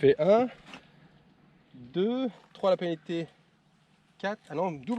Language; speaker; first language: French; native; French